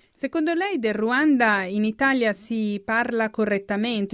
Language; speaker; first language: Italian; native; Italian